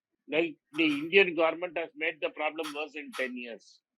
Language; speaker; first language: English; non-native, local second language; Tamil